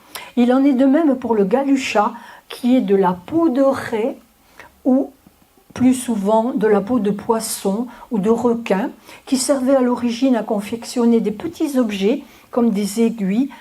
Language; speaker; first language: French; native; French